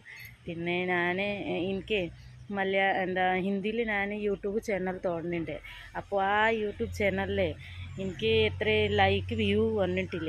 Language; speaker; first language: Malayalam; non-native, learner; Hindi